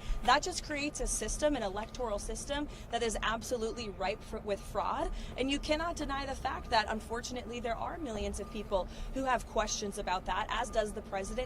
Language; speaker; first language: English; native; English